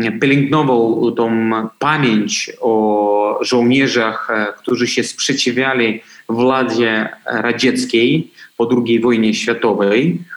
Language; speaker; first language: Polish; non-native, fluent; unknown